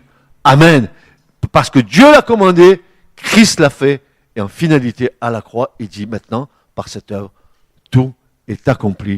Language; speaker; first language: French; native; French